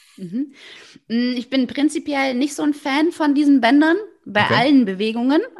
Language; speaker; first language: German; native; German